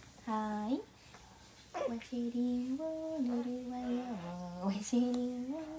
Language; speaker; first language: Japanese; native; Japanese